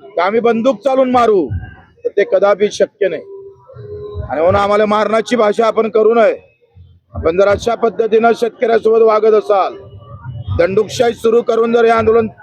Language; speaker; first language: Marathi; native; Marathi